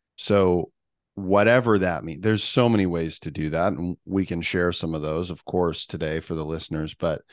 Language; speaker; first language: English; native; English